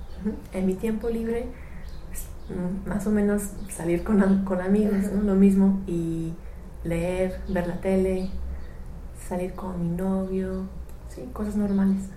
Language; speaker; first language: Spanish; non-native, fluent; English